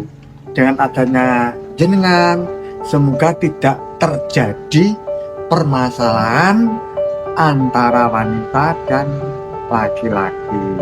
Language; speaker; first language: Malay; non-native, local second language; Javanese